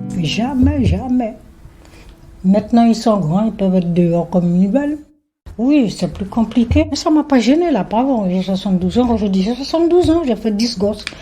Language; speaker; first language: French; non-native, local second language; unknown